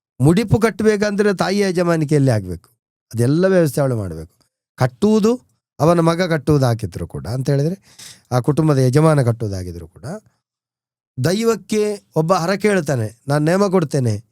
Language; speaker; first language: Kannada; non-native, local second language; Tulu